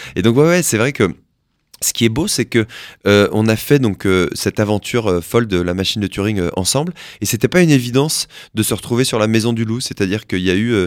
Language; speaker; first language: French; native; French